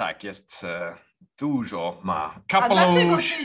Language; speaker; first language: Polish; non-native, learner; English